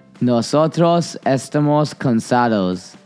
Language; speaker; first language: Spanish; non-native, learner; English